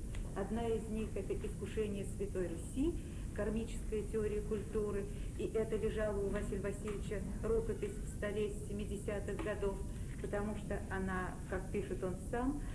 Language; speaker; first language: Russian; native; Russian